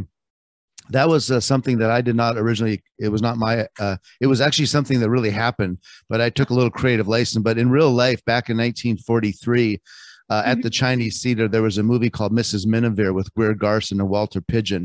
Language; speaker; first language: English; native; English